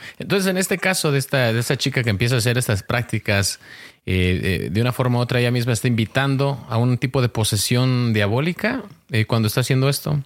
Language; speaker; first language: Spanish; early bilingual, heritage; Spanish